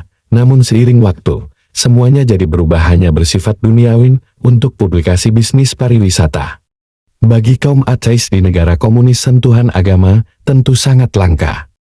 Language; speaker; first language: Indonesian; native; Indonesian